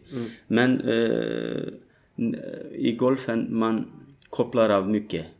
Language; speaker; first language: Swedish; non-native, fluent; Turkish